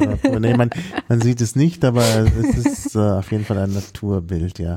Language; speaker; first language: German; native; German